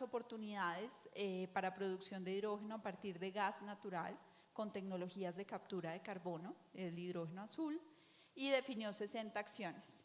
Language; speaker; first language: Spanish; native; Spanish